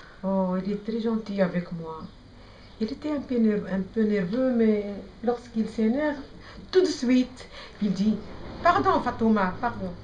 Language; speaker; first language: French; non-native, local second language; Arabic